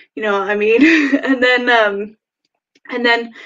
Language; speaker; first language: English; native; English